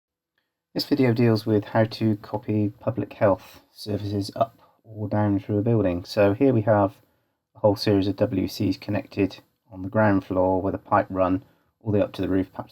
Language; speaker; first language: English; native; English